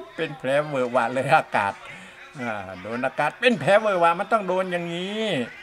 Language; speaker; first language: Thai; native; Thai